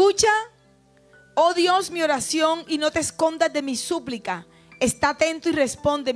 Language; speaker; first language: Spanish; native; Spanish